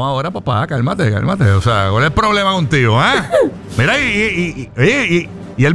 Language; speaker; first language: Spanish; native; Spanish